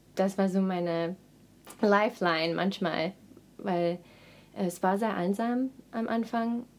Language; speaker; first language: German; non-native, fluent; English